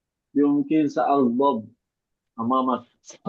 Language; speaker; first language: Arabic; non-native, learner; Indonesian